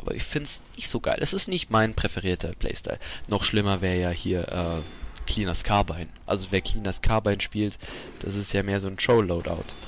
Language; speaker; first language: German; native; German